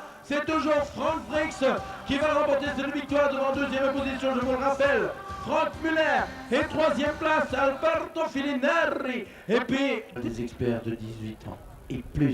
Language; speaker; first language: French; native; French